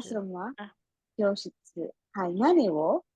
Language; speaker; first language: Japanese; non-native, fluent; Filipino